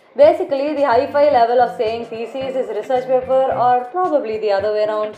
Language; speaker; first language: English; non-native, local second language; Tamil